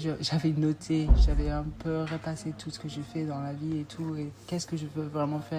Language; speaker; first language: French; non-native, fluent; English